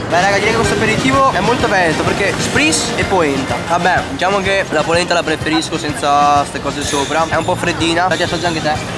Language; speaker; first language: Italian; native; Italian